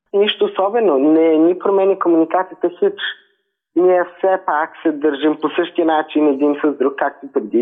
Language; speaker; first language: Bulgarian; early bilingual, heritage; Bulgarian